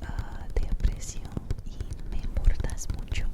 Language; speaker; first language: Spanish; non-native, learner; English